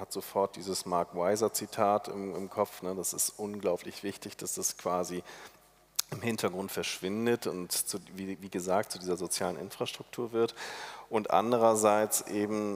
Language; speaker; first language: German; native; German